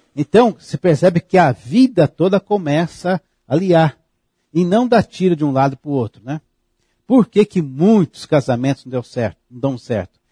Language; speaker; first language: Portuguese; native; Portuguese